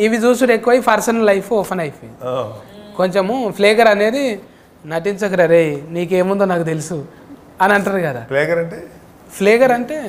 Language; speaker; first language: Telugu; native; Telugu